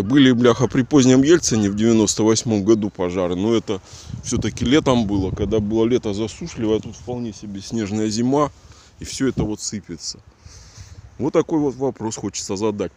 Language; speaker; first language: Russian; native; Russian